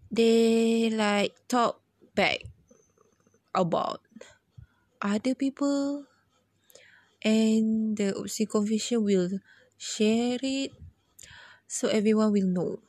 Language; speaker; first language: English; non-native, learner; Malay